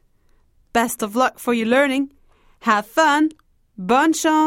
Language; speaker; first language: English; non-native, fluent; French